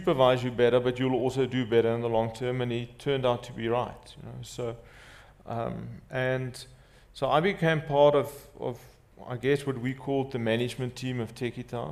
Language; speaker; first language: English; non-native, local second language; Afrikaans